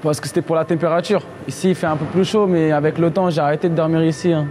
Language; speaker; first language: French; early bilingual, other home language; Portuguese